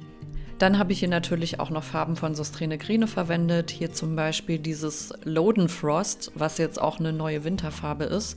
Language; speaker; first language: German; native; German